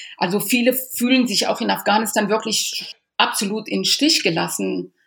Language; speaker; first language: German; early bilingual, other home language; Persian